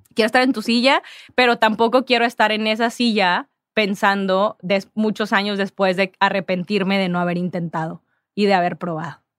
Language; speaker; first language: Spanish; native; Spanish